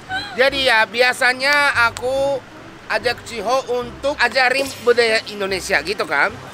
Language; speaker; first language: Indonesian; non-native, fluent; Japanese